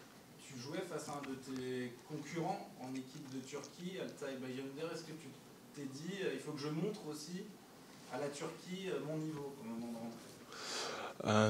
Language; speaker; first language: French; native; French